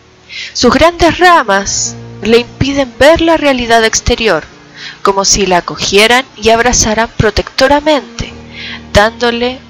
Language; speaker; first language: Spanish; native; Spanish